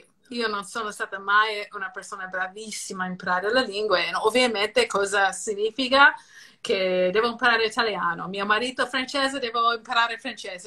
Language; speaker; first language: Italian; non-native, fluent; English